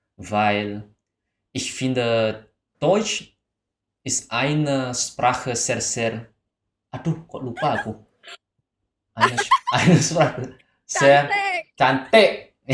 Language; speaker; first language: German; non-native, learner; Indonesian